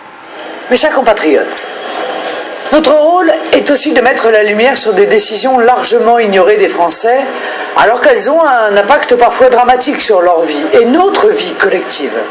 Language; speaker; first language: French; native; French